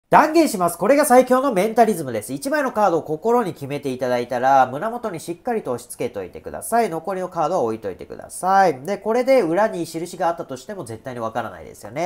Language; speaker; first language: Japanese; native; Japanese